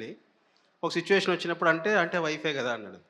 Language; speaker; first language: Telugu; native; Telugu